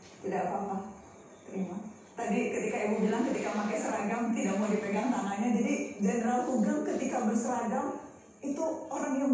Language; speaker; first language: Indonesian; native; Indonesian